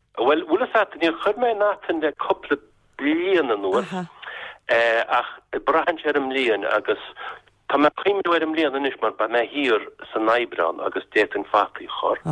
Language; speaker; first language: Irish; native; Irish